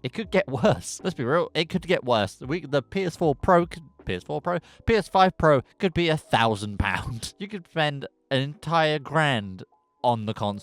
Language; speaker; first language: English; native; English